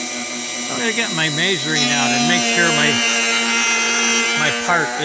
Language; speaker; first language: English; native; English